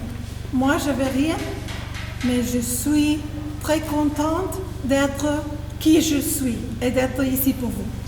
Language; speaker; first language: French; non-native, fluent; Spanish